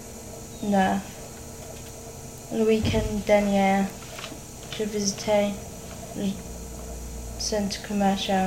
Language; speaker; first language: French; non-native, learner; English